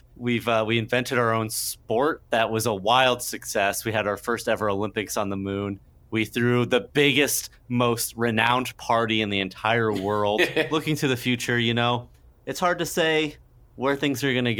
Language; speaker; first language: English; native; English